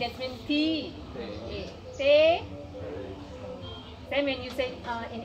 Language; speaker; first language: English; non-native, local second language; Indonesian